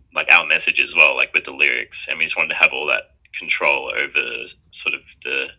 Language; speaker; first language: English; native; English